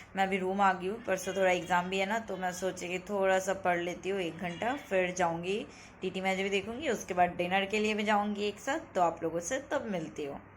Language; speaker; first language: Hindi; non-native, local second language; Bangla